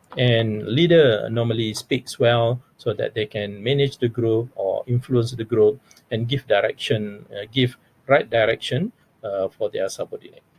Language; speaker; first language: English; non-native, local second language; Malay